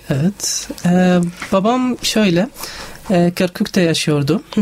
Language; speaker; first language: Turkish; non-native, learner; Arabic